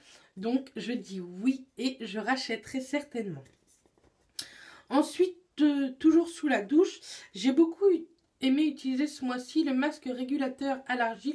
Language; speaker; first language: French; native; French